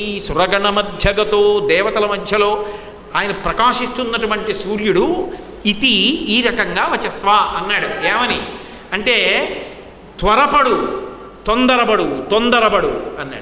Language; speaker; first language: Telugu; native; Telugu